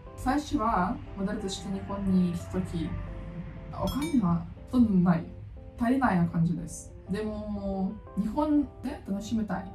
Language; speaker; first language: Japanese; non-native, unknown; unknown